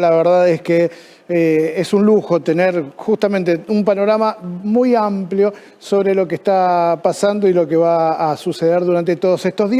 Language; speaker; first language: Spanish; native; Spanish